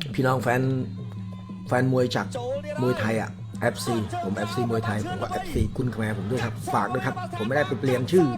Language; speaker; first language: Thai; non-native, fluent; Khmer